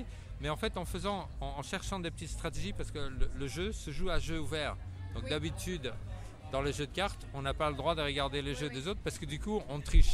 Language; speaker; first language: French; native; French